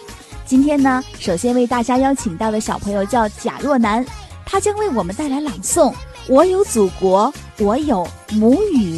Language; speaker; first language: Chinese; native; Chinese